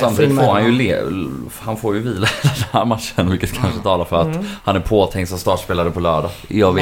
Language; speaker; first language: Swedish; native; Swedish